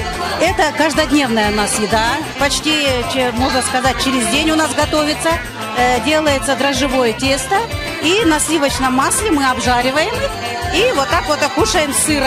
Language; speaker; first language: Russian; native; Russian